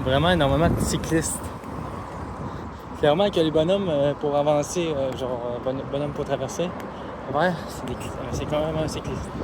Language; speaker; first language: French; native; French